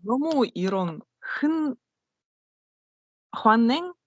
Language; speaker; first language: Korean; non-native, learner; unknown